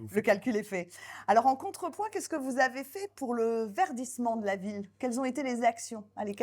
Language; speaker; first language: French; native; French